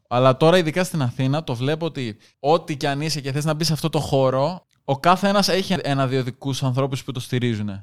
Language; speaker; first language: Greek; native; Greek